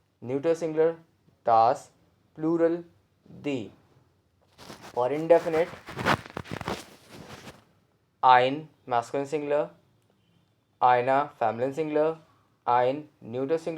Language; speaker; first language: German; non-native, learner; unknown